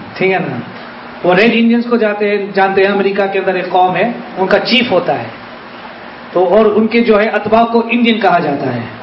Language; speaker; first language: Urdu; native; Urdu